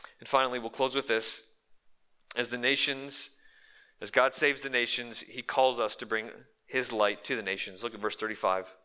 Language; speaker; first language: English; native; English